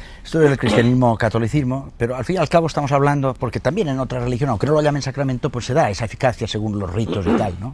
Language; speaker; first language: Spanish; native; Spanish